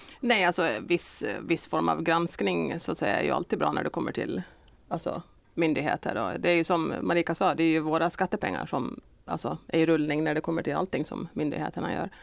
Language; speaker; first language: Swedish; native; Swedish